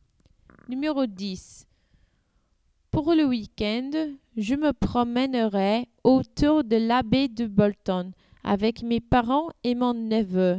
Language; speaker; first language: French; non-native, learner; English